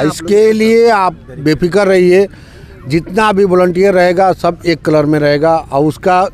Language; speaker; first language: Hindi; native; Hindi